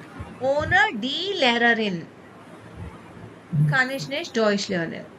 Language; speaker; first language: German; non-native, fluent; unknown